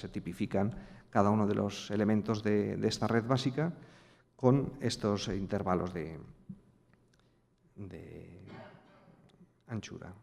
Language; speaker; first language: Spanish; native; Spanish